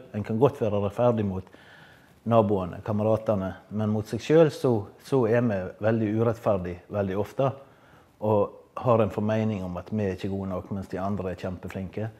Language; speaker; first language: Norwegian; native; Norwegian